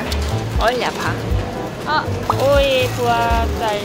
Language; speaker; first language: Portuguese; non-native, learner; Korean